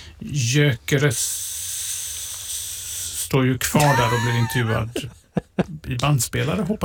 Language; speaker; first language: Swedish; native; Swedish